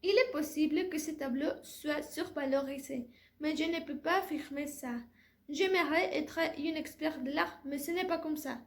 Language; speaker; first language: French; non-native, learner; Spanish